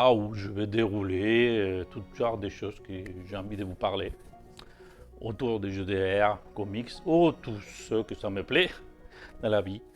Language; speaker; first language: French; native; French